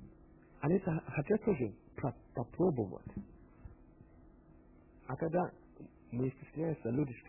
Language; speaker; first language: Russian; non-native, fluent; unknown